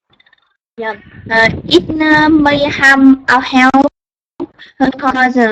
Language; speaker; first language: English; non-native, learner; Vietnamese